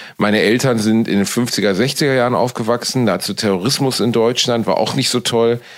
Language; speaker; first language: German; native; German